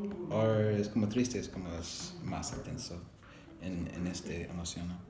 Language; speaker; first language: Spanish; non-native, learner; English